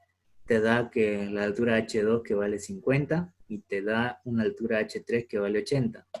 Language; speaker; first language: Spanish; native; Spanish